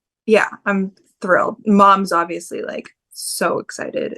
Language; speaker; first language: English; native; English